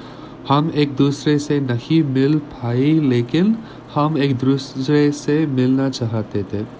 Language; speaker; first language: Hindi; non-native, learner; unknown